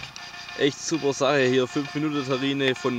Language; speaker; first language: German; native; German